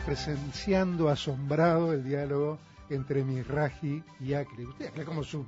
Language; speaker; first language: Spanish; native; Spanish